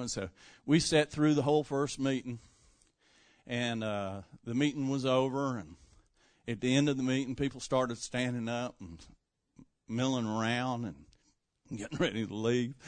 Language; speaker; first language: English; native; English